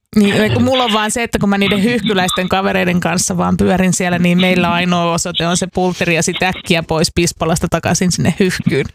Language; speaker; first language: Finnish; native; Finnish